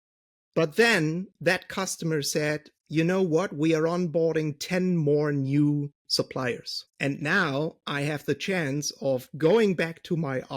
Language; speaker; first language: English; non-native, fluent; German